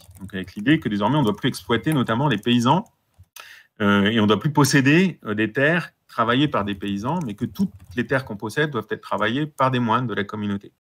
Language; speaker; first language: French; native; French